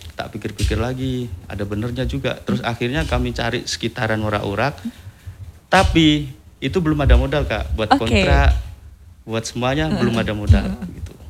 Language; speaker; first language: Indonesian; native; Indonesian